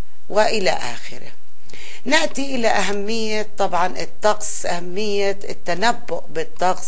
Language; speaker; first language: Arabic; native; Arabic